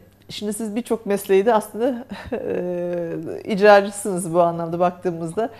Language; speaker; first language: Turkish; native; Turkish